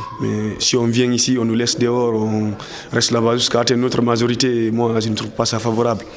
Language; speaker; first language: French; non-native, local second language; Fula